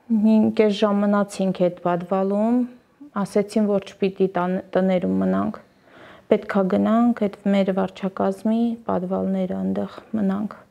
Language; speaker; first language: Armenian; native; Armenian